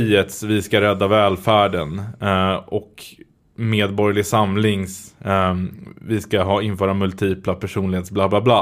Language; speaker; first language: Swedish; native; Swedish